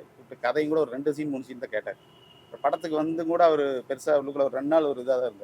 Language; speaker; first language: Tamil; native; Tamil